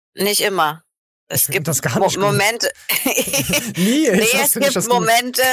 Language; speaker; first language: German; native; German